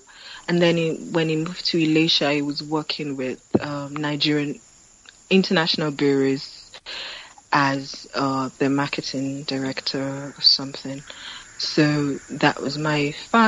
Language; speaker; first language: English; non-native, local second language; Yoruba